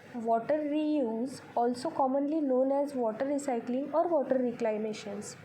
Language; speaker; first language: English; non-native, local second language; Marathi